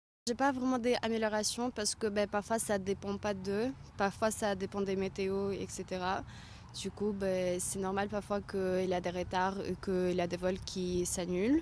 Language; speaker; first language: French; non-native, fluent; Russian